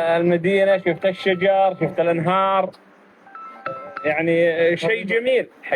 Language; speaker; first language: Arabic; native; Arabic